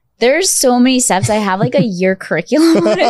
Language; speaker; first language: English; native; English